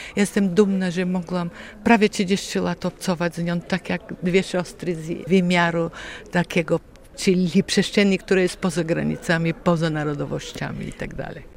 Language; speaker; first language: Polish; non-native, fluent; Bulgarian